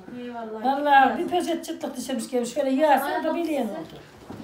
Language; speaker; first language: Turkish; native; Turkish